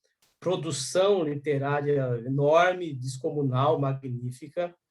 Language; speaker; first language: Portuguese; native; Portuguese